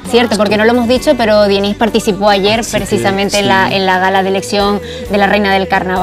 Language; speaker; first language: Spanish; native; Spanish